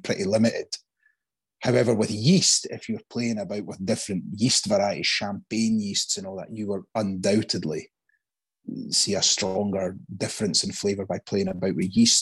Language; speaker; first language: English; native; English